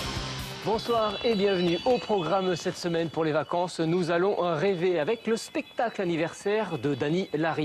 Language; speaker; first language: French; native; French